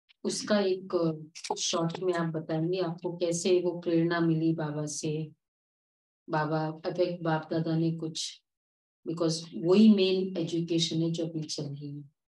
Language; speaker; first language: Hindi; native; Hindi